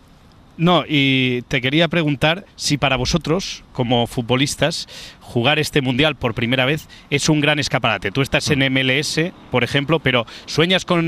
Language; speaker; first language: Spanish; native; Spanish